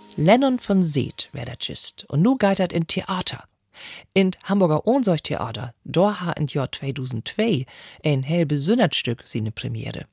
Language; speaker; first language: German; native; German